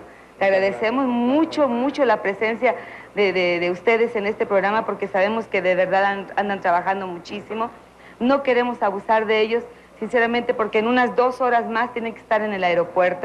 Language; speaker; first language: Spanish; native; Spanish